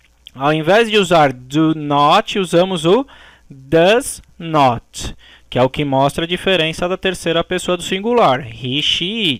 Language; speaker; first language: Portuguese; native; Portuguese